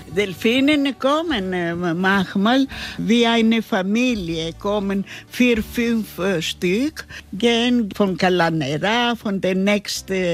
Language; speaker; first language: German; non-native, learner; Greek